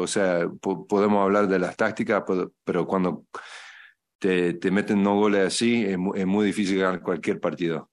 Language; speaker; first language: Spanish; early bilingual, heritage; Spanish